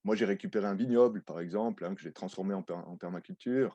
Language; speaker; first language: French; native; French